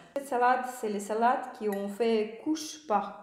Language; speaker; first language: French; non-native, learner; Russian